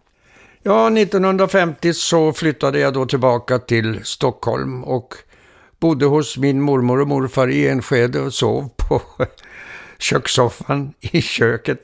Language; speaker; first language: Swedish; early bilingual, heritage; Swedish